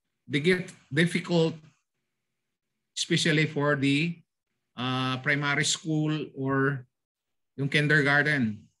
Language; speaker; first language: English; non-native, local second language; Filipino